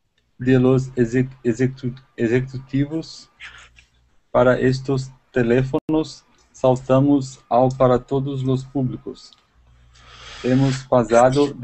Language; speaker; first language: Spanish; non-native, learner; Portuguese